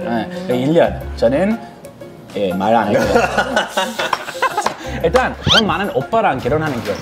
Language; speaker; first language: Korean; non-native, fluent; English